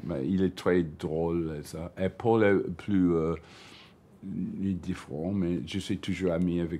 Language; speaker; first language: French; non-native, learner; English